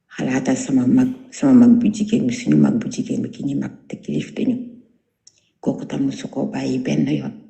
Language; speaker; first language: Wolof; native; Wolof